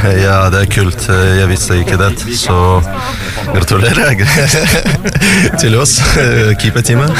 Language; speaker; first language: Norwegian; non-native, learner; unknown